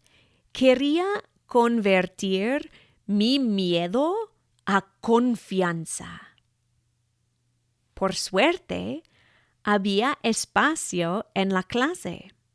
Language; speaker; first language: Spanish; non-native, fluent; English